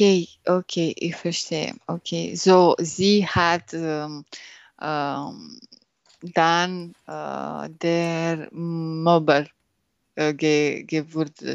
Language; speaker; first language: German; non-native, learner; French